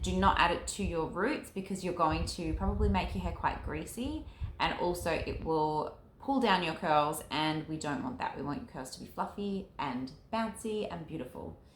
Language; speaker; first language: English; native; English